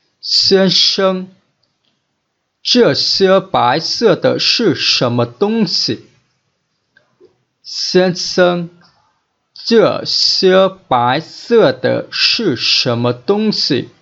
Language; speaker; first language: Chinese; non-native, fluent; Vietnamese